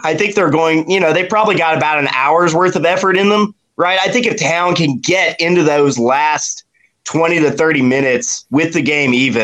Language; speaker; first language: English; native; English